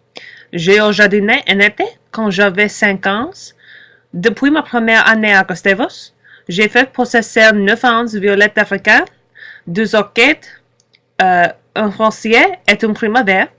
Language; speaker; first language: French; non-native, learner; English